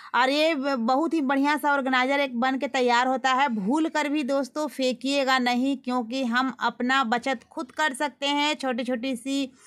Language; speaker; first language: Hindi; native; Hindi